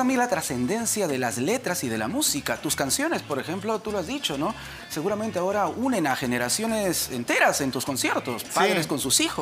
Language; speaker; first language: Spanish; native; Spanish